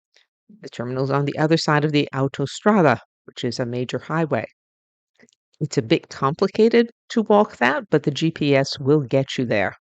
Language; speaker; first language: English; native; English